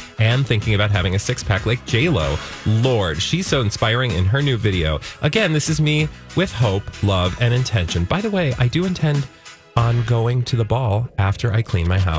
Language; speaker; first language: English; native; English